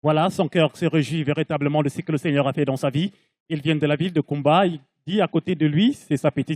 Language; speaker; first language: French; non-native, local second language; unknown